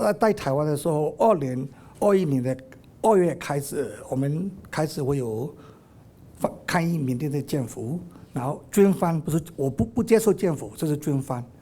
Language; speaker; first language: Chinese; non-native, fluent; Burmese